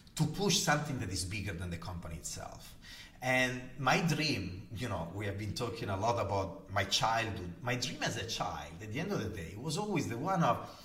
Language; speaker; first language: English; non-native, fluent; Italian